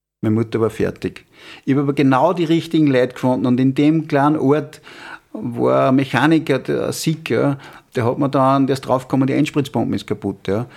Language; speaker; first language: German; native; German